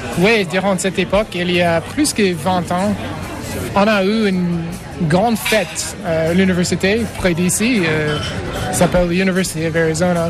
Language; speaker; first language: French; non-native, fluent; English